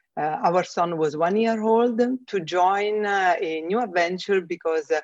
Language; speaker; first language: English; non-native, fluent; Italian